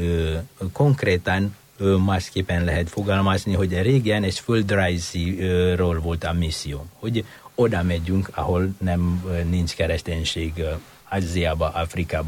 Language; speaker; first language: Hungarian; non-native, fluent; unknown